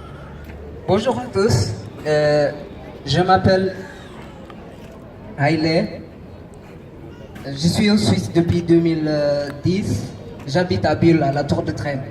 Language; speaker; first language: French; non-native, learner; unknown